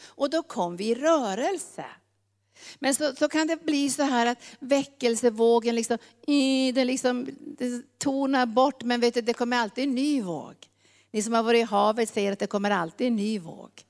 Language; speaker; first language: Swedish; native; Swedish